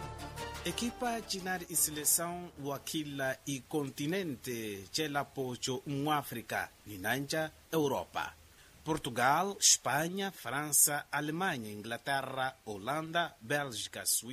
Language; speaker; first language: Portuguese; non-native, local second language; Makhuwa